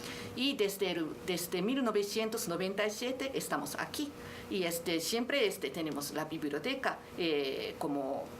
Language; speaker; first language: Spanish; non-native, learner; Japanese